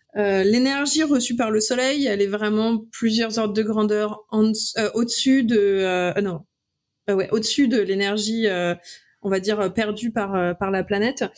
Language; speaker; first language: French; native; French